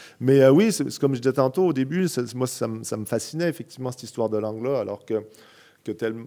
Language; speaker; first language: French; native; French